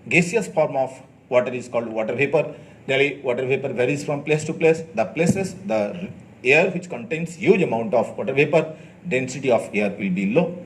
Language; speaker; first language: English; non-native, local second language; Bangla